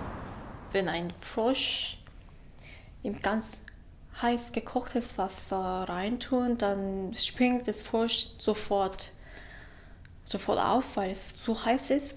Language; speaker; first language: German; non-native, fluent; Korean